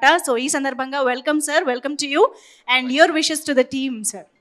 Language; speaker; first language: Telugu; native; Telugu